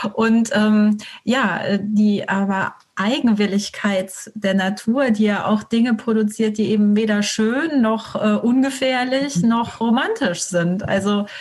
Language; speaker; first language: German; native; German